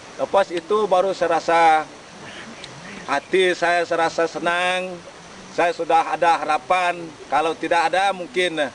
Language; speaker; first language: Malay; non-native, local second language; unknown